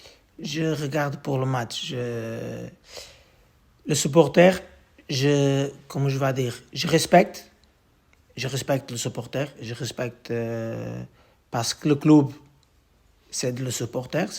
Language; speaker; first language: French; non-native, learner; Portuguese